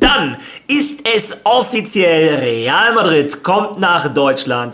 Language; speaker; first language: German; native; German